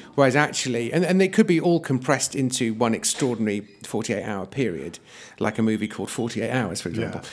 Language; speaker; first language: English; native; English